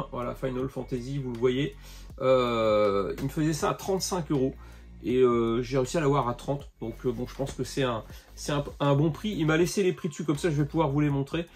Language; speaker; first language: French; native; French